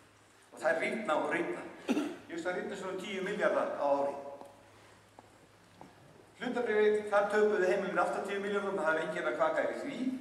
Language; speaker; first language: Icelandic; native; Icelandic